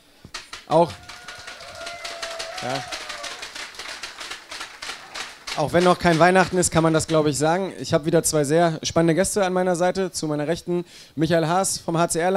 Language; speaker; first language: German; native; German